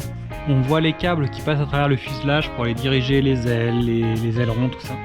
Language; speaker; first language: French; native; French